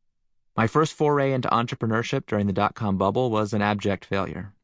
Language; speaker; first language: English; native; English